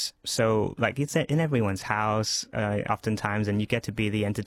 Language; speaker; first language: English; non-native, local second language; Cantonese